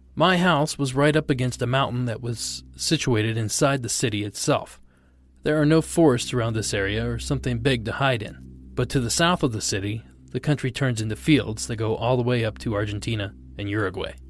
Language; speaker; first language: English; non-native, fluent; Portuguese